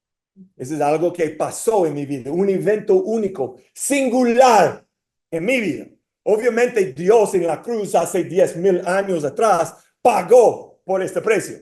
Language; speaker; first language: Spanish; non-native, fluent; English